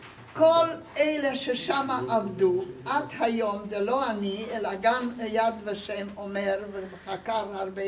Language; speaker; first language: Hebrew; non-native, fluent; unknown